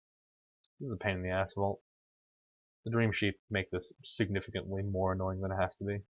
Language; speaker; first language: English; native; English